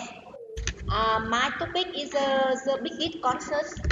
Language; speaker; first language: English; non-native, learner; Vietnamese